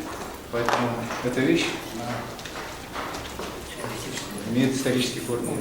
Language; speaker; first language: Russian; native; Russian